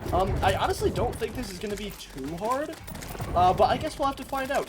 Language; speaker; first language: English; native; English